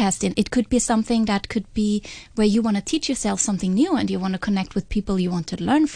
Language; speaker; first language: English; non-native, fluent; German